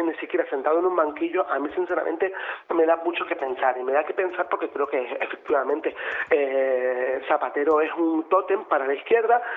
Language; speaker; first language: Spanish; native; Spanish